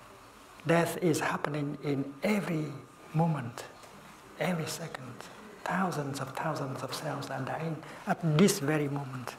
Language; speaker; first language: English; non-native, fluent; Vietnamese